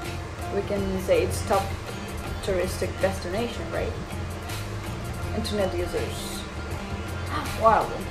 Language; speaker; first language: English; non-native, fluent; Urdu